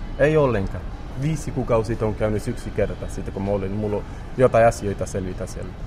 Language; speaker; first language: Finnish; non-native, learner; Romany